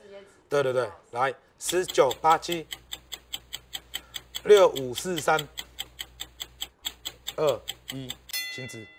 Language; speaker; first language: Chinese; native; Chinese